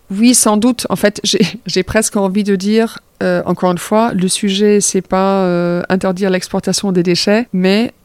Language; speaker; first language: French; non-native, fluent; German